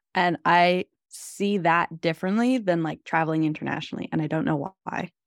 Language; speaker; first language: English; native; English